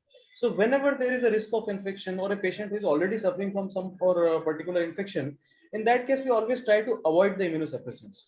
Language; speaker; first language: English; non-native, local second language; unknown